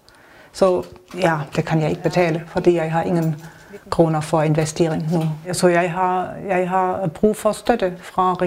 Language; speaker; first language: Danish; non-native, learner; German